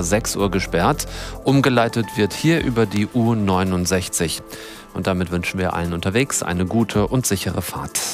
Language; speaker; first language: German; native; German